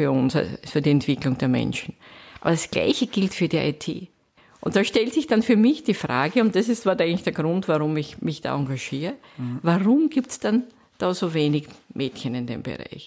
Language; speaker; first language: German; native; German